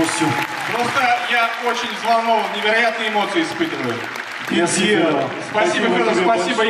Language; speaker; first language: Russian; native; Russian